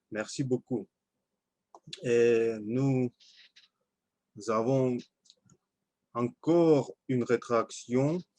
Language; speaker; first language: French; non-native, learner; Russian